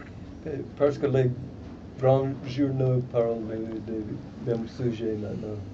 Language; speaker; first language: French; non-native, fluent; English